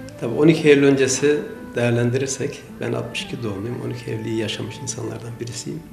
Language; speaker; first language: Turkish; native; Turkish